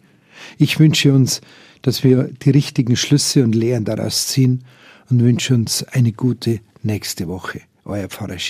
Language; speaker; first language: German; native; German